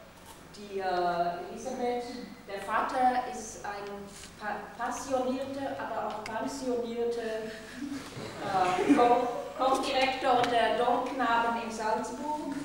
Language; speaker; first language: German; non-native, fluent; Hebrew